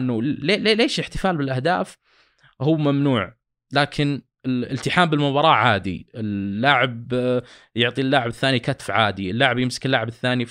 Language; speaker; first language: Arabic; native; Arabic